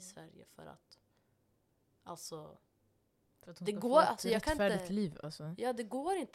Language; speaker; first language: Swedish; non-native, local second language; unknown